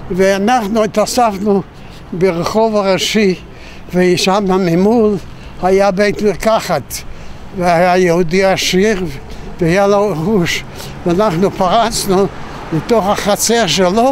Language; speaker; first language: Hebrew; non-native, fluent; Yiddish